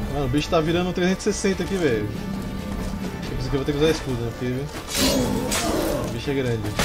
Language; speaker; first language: Portuguese; native; Portuguese